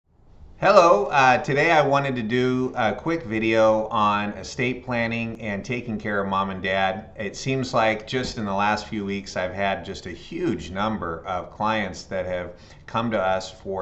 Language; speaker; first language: English; native; English